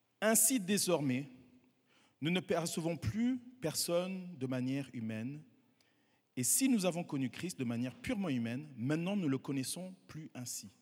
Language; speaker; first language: French; non-native, local second language; Kinyarwanda